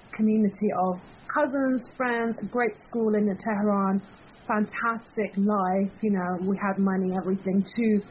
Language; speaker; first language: English; early bilingual, other home language; Persian